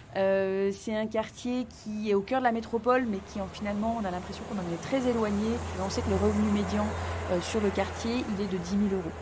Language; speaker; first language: French; native; French